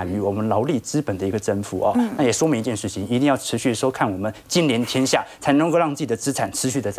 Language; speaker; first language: Chinese; native; Chinese